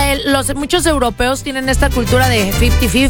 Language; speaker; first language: Spanish; native; Spanish